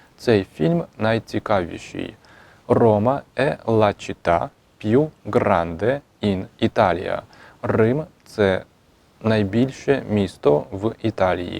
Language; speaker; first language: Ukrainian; non-native, fluent; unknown